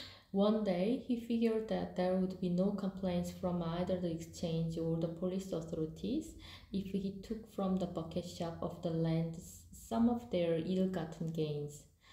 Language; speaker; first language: English; non-native, fluent; Korean